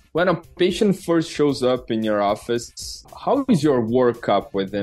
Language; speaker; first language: English; non-native, fluent; Portuguese